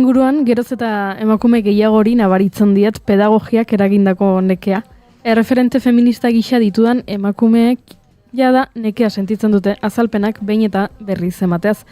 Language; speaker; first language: Basque; native; Basque